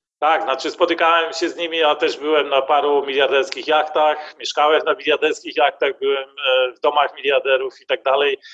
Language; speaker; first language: Polish; early bilingual, heritage; Polish